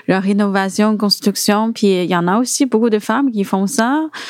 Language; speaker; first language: French; non-native, fluent; Chinese